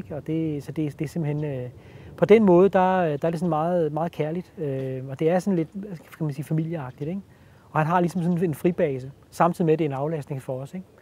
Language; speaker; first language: Danish; native; Danish